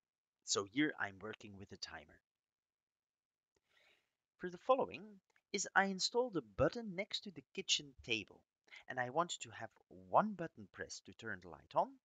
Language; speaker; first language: English; non-native, fluent; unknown